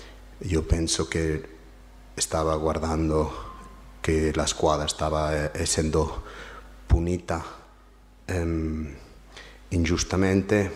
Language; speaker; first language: Italian; non-native, fluent; Spanish